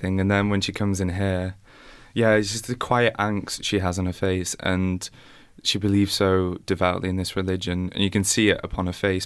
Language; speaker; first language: English; native; English